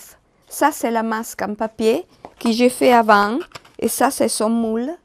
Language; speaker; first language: French; non-native, learner; Italian